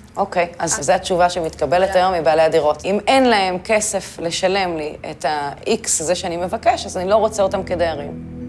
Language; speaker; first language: Hebrew; native; Hebrew